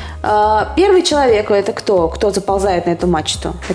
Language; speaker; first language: Russian; native; Russian